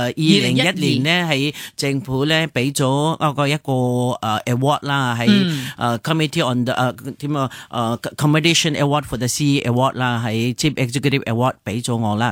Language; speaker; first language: Cantonese; non-native, fluent; Nepali